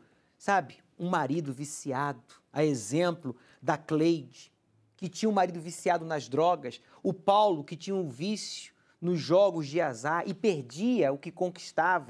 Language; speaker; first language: Portuguese; native; Portuguese